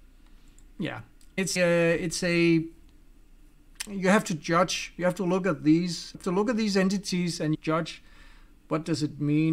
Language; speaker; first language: English; non-native, fluent; Danish